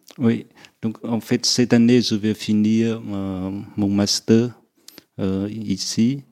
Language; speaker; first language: French; non-native, fluent; Vietnamese